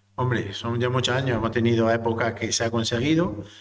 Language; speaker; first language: Spanish; native; Spanish